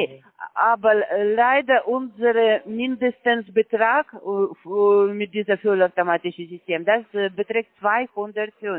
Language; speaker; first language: German; non-native, learner; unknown